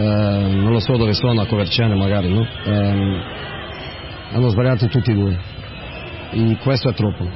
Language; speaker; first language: Italian; non-native, fluent; Portuguese